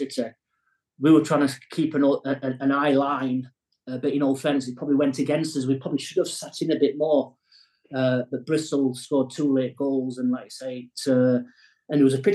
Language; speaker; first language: English; native; English